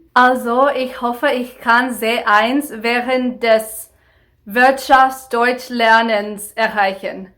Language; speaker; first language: German; non-native, fluent; Telugu